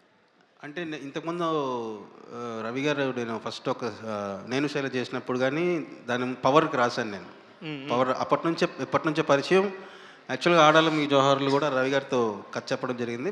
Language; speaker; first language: Telugu; native; Telugu